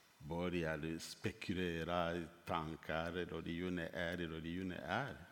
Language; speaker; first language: Swedish; non-native, fluent; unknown